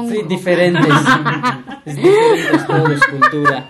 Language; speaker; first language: Spanish; non-native, learner; Punjabi